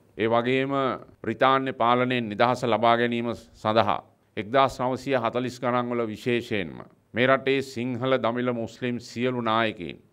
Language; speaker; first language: Sinhala; native; Sinhala